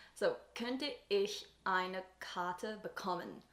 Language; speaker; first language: German; non-native, learner; English